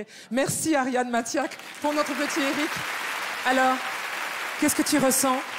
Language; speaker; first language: French; native; French